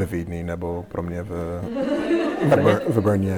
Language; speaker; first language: Czech; non-native, learner; English